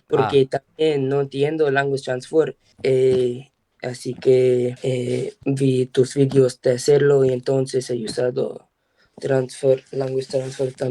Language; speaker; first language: Spanish; non-native, learner; English